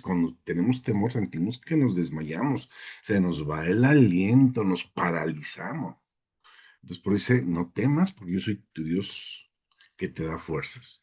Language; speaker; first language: Spanish; native; Spanish